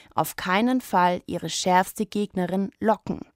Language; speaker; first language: German; native; German